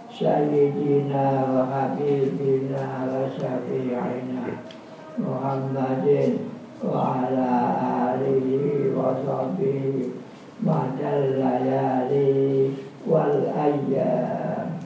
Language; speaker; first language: Arabic; non-native, fluent; Javanese